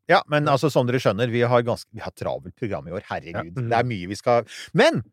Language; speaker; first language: Norwegian; early bilingual, other home language; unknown